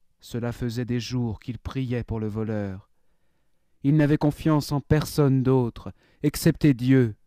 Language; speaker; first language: French; native; French